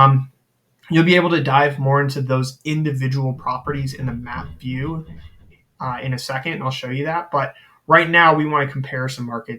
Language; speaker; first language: English; native; English